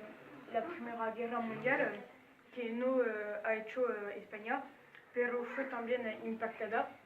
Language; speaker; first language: Spanish; non-native, learner; French